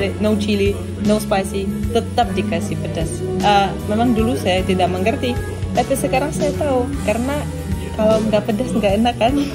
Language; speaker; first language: Indonesian; non-native, fluent; Russian